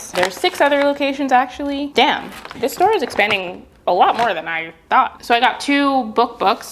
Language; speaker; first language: English; native; English